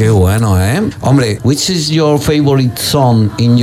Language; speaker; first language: Spanish; native; Spanish